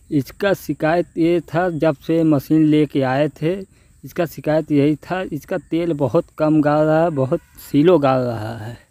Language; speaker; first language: Hindi; native; Hindi